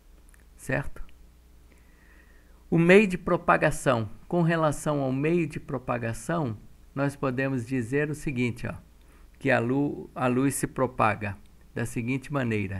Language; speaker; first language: Portuguese; native; Portuguese